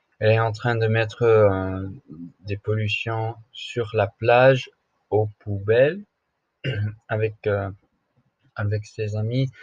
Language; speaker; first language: French; non-native, learner; English